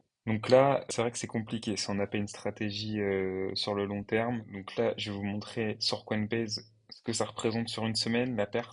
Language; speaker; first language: French; native; French